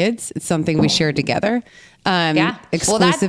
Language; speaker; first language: English; native; English